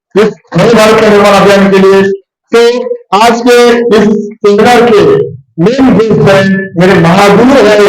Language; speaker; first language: Hindi; non-native, local second language; Marathi